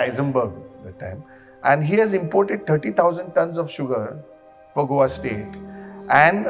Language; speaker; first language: English; non-native, local second language; Konkani